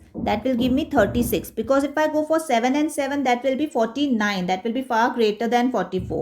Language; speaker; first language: English; non-native, local second language; Hindi